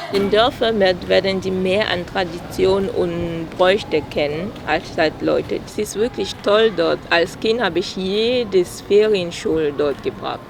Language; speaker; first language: German; non-native, fluent; French